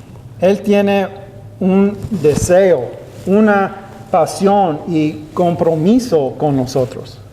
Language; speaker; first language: Spanish; non-native, learner; English